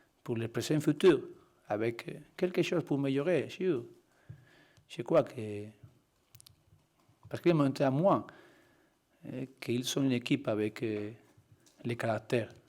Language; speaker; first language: French; non-native, learner; Spanish